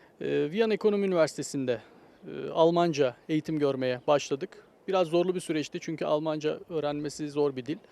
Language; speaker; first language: Turkish; native; Turkish